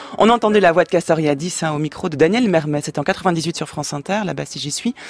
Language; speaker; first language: French; native; French